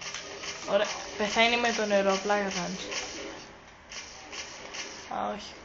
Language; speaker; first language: Greek; native; Greek